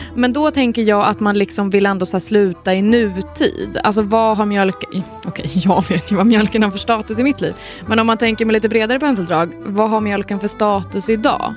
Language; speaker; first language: Swedish; native; Swedish